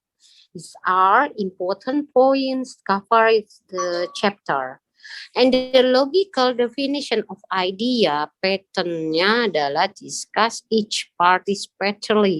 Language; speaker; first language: English; non-native, learner; Indonesian